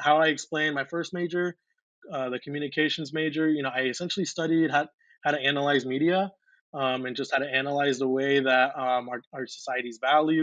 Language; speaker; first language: English; native; English